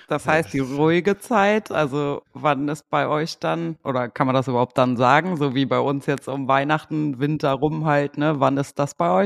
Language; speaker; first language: German; native; German